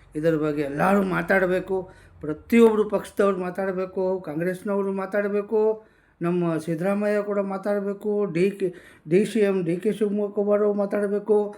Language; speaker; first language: Kannada; non-native, local second language; Gujarati